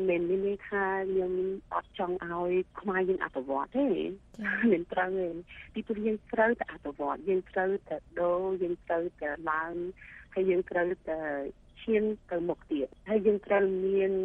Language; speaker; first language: Khmer; early bilingual, heritage; Khmer